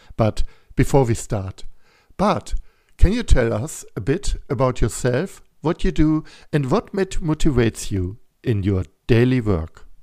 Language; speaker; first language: English; non-native, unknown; German